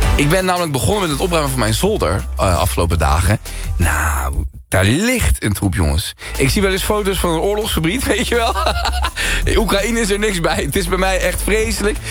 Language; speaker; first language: Dutch; early bilingual, other home language; Spanish